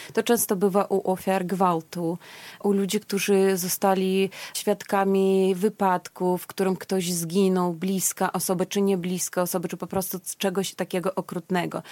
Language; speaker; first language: Polish; non-native, fluent; Russian